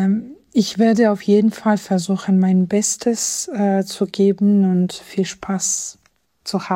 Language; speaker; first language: German; non-native, fluent; Georgian